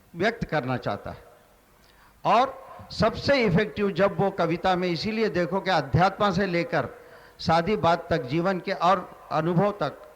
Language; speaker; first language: Hindi; non-native, local second language; Marathi